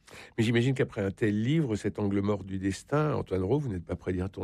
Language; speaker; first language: French; native; French